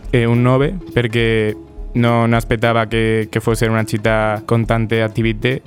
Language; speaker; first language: Italian; non-native, learner; Spanish